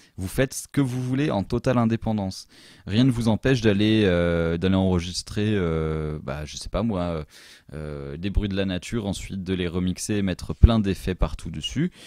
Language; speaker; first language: French; native; French